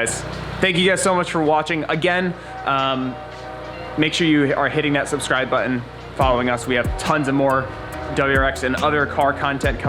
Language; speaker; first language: English; native; English